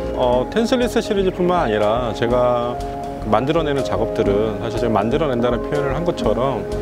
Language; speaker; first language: Korean; native; Korean